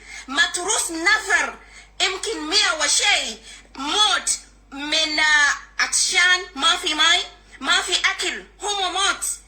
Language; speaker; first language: Arabic; non-native, learner; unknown